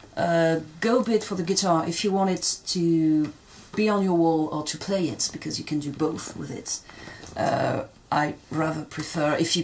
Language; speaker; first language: English; non-native, fluent; French